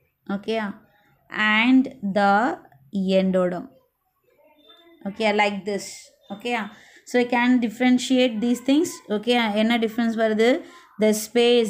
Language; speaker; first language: English; non-native, local second language; Tamil